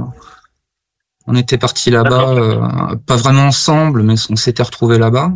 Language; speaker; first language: French; native; French